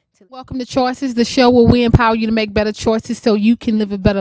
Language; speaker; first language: English; native; English